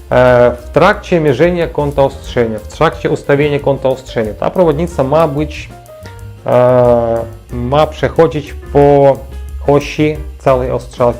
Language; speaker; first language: Polish; non-native, learner; Ukrainian